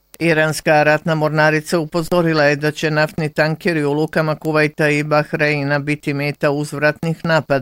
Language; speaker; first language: Bosnian; native; Bosnian